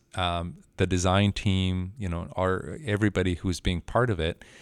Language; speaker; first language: English; non-native, fluent; Spanish